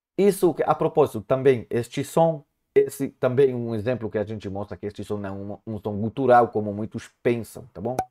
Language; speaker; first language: Portuguese; non-native, fluent; Hebrew